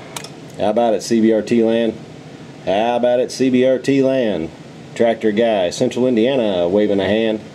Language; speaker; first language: English; native; English